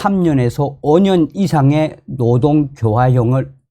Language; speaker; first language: Korean; native; Korean